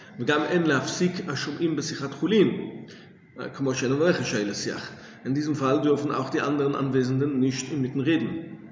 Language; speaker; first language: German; non-native, fluent; English